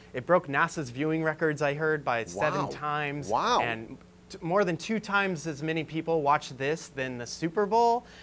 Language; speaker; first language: English; native; English